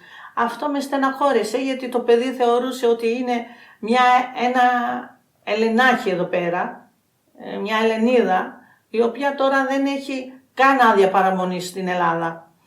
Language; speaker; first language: Greek; non-native, fluent; Albanian